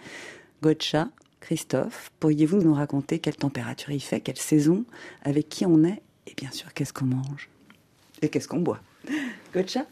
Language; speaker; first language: French; native; French